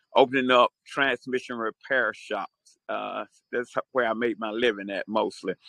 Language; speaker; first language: English; native; English